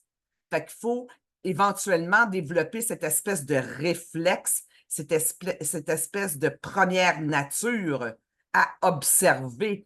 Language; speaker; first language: French; native; French